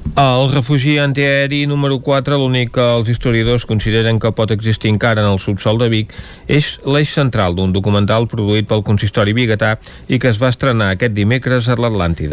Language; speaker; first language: Catalan; native; Catalan